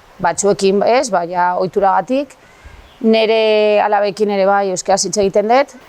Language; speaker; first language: Basque; non-native, local second language; Spanish